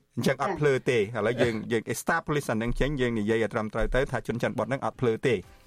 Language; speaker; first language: Khmer; native; Khmer